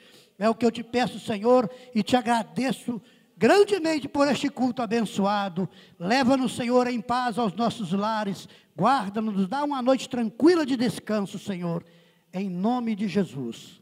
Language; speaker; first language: Portuguese; native; Portuguese